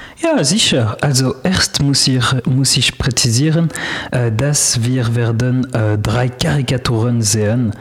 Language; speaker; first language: German; non-native, learner; French